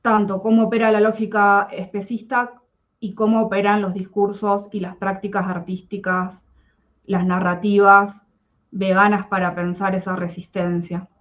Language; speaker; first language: Spanish; native; Spanish